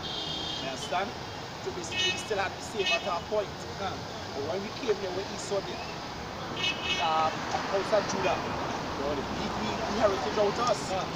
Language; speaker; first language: English; native; English